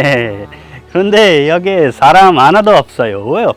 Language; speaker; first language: Korean; non-native, learner; Bangla